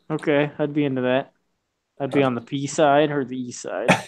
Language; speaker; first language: English; native; English